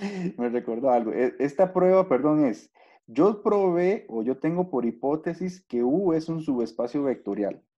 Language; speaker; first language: Spanish; native; Spanish